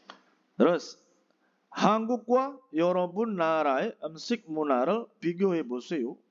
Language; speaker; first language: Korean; non-native, fluent; Indonesian